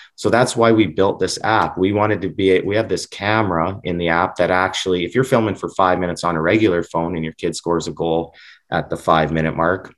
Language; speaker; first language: English; native; English